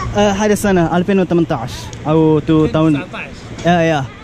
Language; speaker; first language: Arabic; non-native, learner; Indonesian